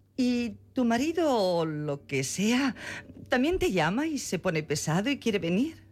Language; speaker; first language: Spanish; non-native, local second language; Catalan